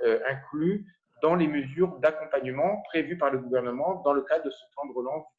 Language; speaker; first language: French; native; French